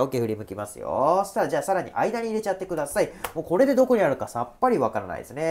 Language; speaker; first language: Japanese; native; Japanese